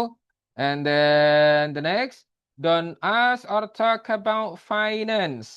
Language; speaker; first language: English; non-native, fluent; Indonesian